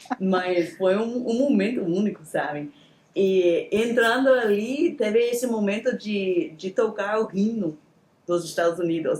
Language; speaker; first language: Portuguese; non-native, fluent; English